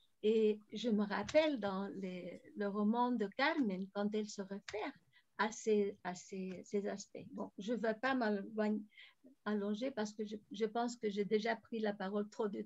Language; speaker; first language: French; non-native, fluent; Spanish